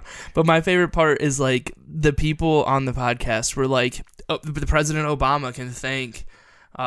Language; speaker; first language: English; native; English